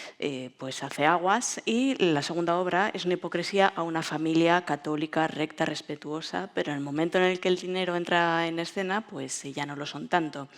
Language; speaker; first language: Spanish; native; Spanish